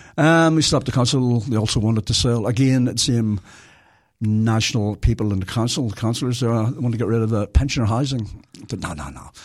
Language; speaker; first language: English; native; English